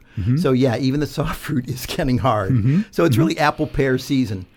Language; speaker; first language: English; native; English